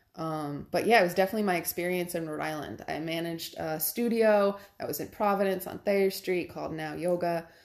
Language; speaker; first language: English; native; English